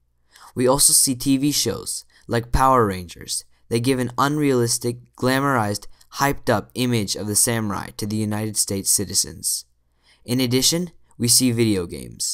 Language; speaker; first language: English; native; English